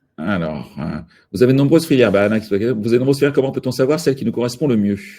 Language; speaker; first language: French; native; French